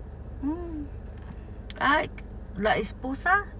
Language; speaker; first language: Spanish; non-native, learner; Waray